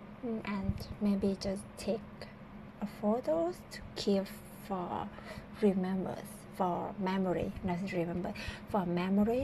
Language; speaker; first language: English; non-native, learner; Thai